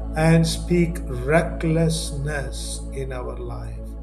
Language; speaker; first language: English; non-native, local second language; Tamil